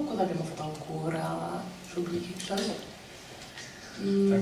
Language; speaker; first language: Italian; non-native, fluent; French